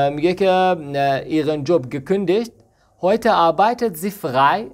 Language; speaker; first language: German; non-native, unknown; Persian